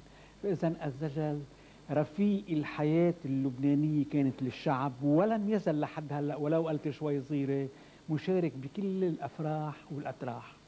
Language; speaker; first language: Arabic; native; Arabic